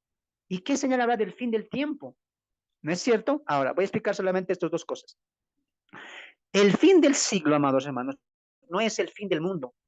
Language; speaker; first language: Spanish; native; Spanish